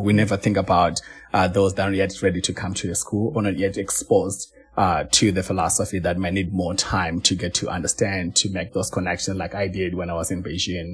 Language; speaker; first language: English; non-native, local second language; Shona